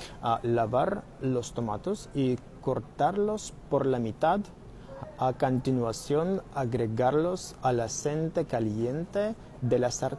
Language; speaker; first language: Spanish; non-native, learner; Russian